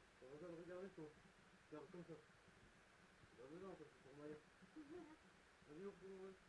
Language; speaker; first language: French; native; French